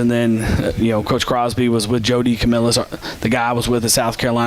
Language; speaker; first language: English; native; English